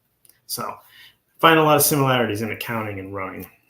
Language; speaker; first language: English; native; English